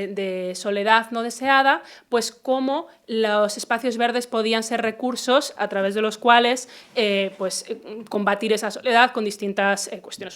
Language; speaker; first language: Spanish; native; Spanish